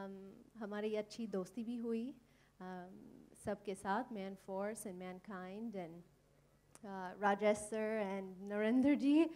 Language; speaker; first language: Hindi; non-native, learner; English